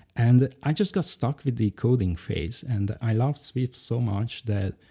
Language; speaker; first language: English; non-native, fluent; Hungarian